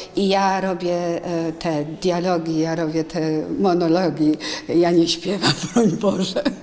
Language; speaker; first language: Polish; early bilingual, heritage; Polish